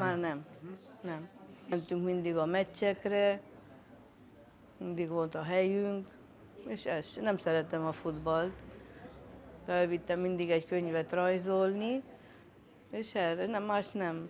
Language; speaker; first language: Hungarian; early bilingual, heritage; Hungarian